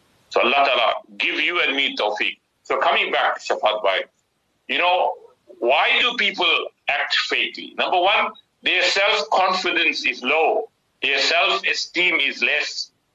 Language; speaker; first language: English; native; English